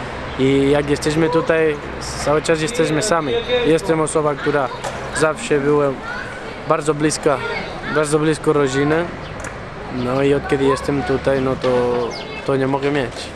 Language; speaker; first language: Polish; non-native, learner; Spanish